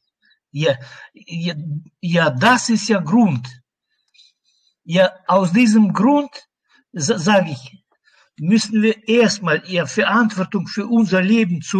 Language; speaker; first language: German; non-native, learner; Russian